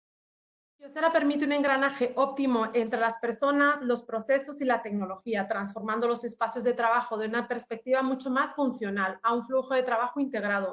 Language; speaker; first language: Spanish; native; Spanish